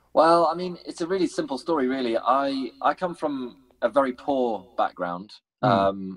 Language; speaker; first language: English; native; English